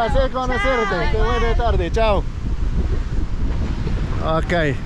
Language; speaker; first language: Spanish; non-native, learner; English